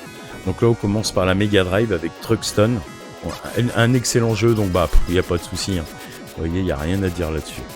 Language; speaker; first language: French; native; French